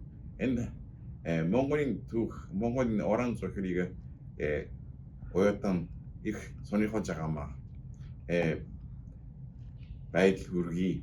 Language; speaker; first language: Mongolian; non-native, learner; Japanese